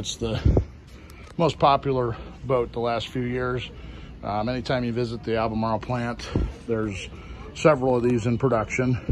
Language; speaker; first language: English; native; English